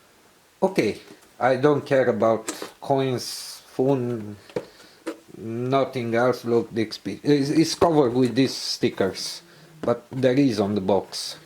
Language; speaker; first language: English; non-native, learner; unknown